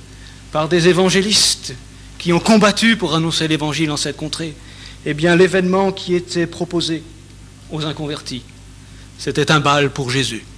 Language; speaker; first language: French; native; French